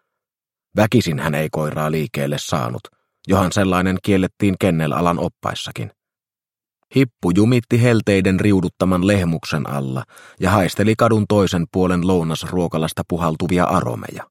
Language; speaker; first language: Finnish; native; Finnish